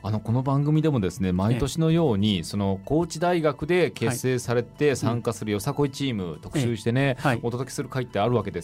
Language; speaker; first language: Japanese; native; Japanese